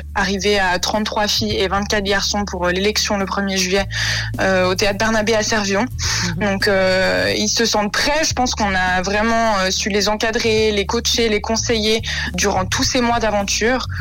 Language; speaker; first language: French; native; French